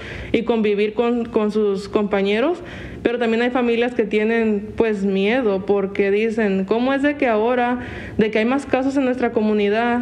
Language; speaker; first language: Spanish; native; Spanish